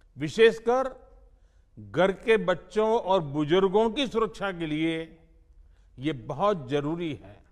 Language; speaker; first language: Hindi; non-native, local second language; Gujarati